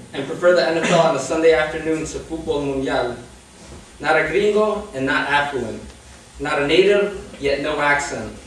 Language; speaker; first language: English; early bilingual, other home language; Spanish